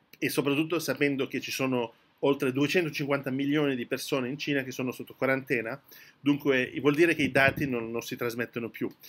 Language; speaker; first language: Italian; early bilingual, heritage; French